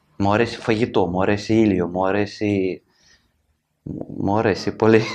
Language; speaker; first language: Greek; non-native, learner; Ukrainian